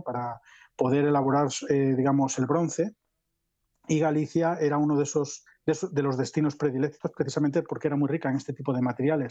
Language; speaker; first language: Spanish; native; Spanish